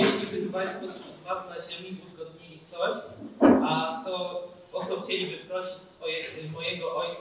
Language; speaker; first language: Polish; native; Polish